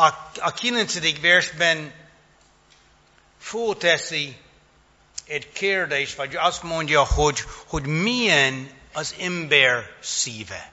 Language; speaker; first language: Hungarian; non-native, fluent; English